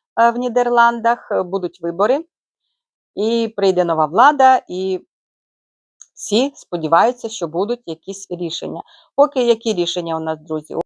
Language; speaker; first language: Ukrainian; native; Ukrainian